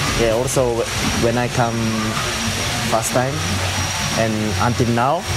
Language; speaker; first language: English; non-native, learner; Japanese